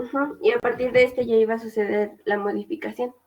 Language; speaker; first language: Spanish; native; Spanish